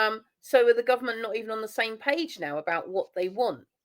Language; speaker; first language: English; native; English